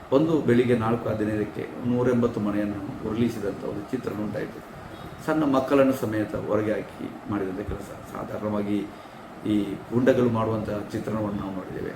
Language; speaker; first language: Kannada; non-native, local second language; Tulu